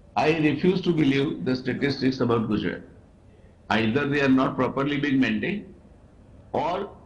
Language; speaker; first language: English; non-native, local second language; Gujarati